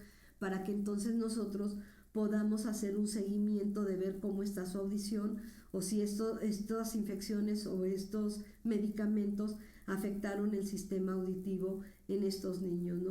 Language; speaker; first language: Spanish; native; Spanish